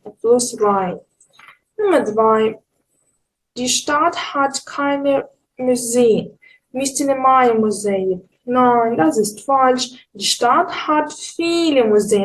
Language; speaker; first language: German; non-native, learner; Ukrainian